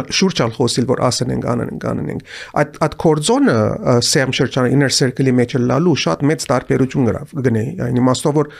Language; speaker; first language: Armenian; early bilingual, heritage; Armenian